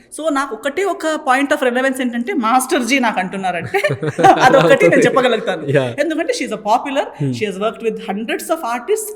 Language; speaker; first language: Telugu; non-native, fluent; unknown